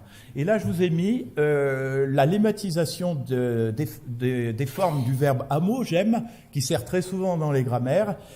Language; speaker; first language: French; native; French